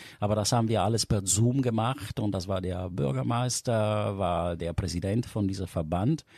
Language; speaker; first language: German; non-native, fluent; Italian